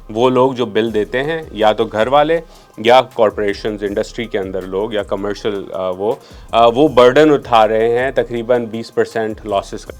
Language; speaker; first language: Urdu; non-native, local second language; Memoni